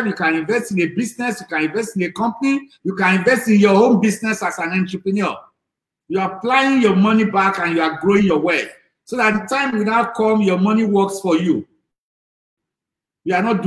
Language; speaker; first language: English; non-native, local second language; Yoruba